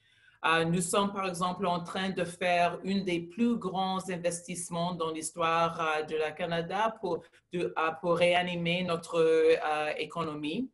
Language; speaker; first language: French; non-native, local second language; English